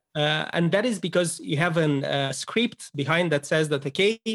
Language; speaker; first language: English; non-native, fluent; Romanian